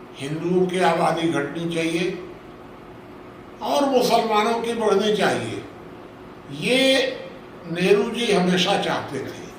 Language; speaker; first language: Hindi; native; Hindi